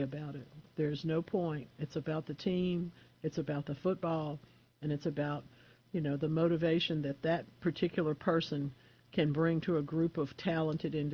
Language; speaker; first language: English; native; English